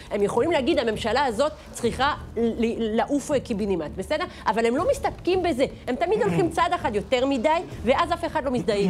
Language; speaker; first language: Hebrew; non-native, fluent; French